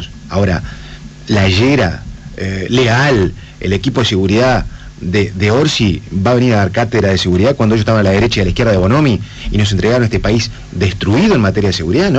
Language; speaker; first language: Spanish; native; Spanish